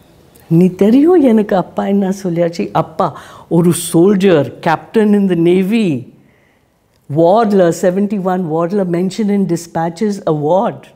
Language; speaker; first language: Tamil; non-native, learner; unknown